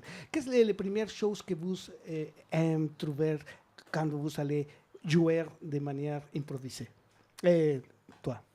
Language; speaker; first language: French; non-native, learner; Spanish